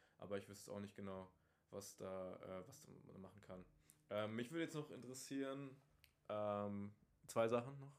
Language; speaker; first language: German; native; German